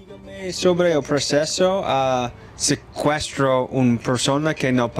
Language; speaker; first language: Spanish; non-native, learner; English